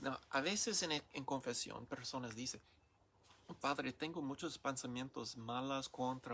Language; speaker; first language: Spanish; non-native, learner; English